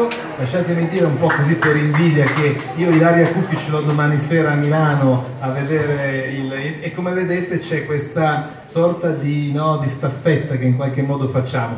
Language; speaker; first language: Italian; native; Italian